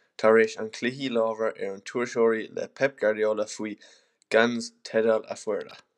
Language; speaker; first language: Irish; non-native, local second language; English